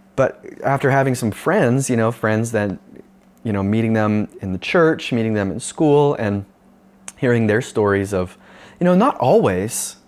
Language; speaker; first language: English; native; English